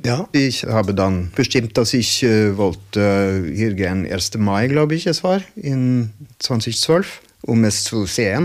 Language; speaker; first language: German; non-native, learner; Norwegian